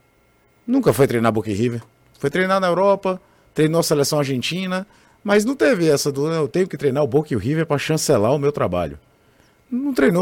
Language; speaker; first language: Portuguese; native; Portuguese